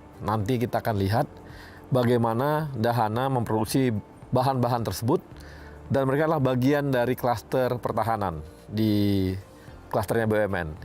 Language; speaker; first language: Indonesian; native; Indonesian